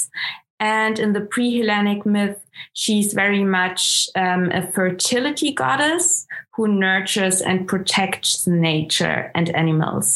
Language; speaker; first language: English; non-native, fluent; German